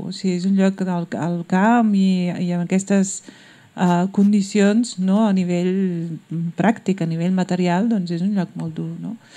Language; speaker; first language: Catalan; early bilingual, other home language; Berber languages